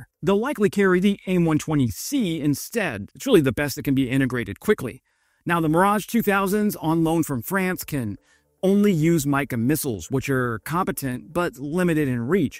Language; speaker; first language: English; native; English